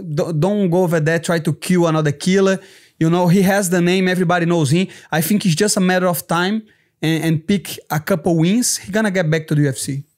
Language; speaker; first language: English; non-native, fluent; Portuguese